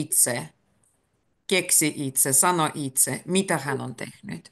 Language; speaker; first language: Finnish; native; Finnish